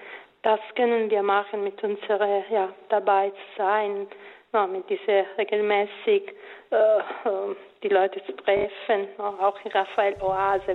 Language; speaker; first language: German; non-native, fluent; Italian